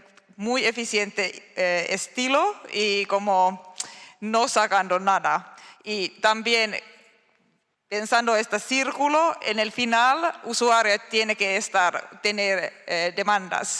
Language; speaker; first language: Spanish; non-native, learner; Finnish